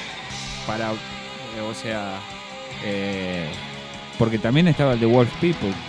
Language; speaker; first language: Spanish; native; Spanish